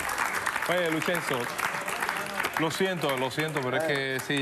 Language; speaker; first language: Spanish; native; Spanish